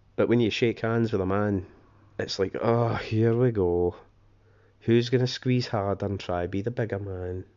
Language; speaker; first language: English; native; English